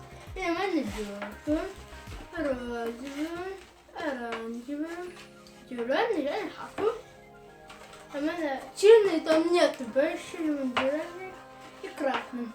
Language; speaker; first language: Russian; early bilingual, heritage; Russian